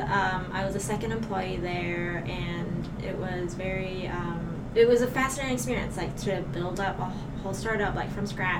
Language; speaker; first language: English; non-native, local second language; Cantonese